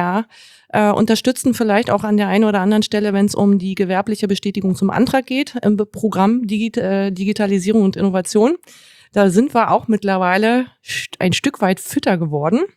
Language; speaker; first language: German; native; German